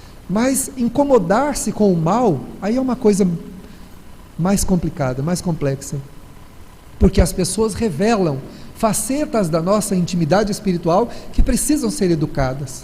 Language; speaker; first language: Portuguese; native; Portuguese